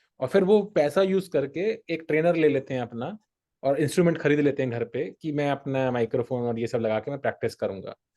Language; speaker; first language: Hindi; native; Hindi